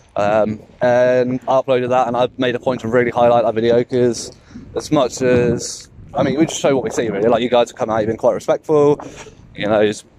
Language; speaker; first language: English; native; English